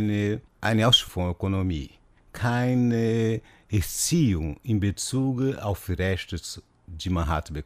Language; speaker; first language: German; non-native, fluent; Portuguese